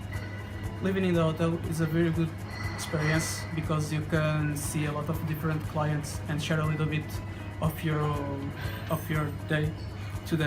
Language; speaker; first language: English; non-native, learner; Portuguese